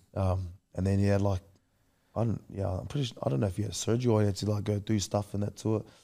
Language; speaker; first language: English; native; English